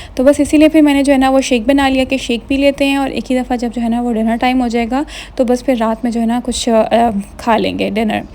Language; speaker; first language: Urdu; native; Urdu